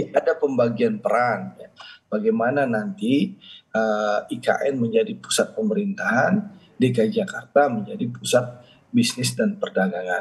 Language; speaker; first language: Indonesian; native; Indonesian